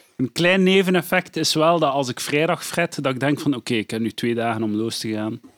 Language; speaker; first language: Dutch; native; Dutch